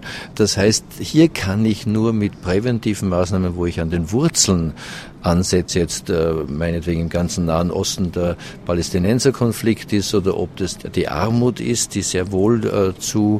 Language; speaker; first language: German; native; German